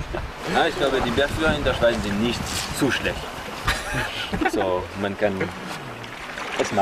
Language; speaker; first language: German; non-native, local second language; French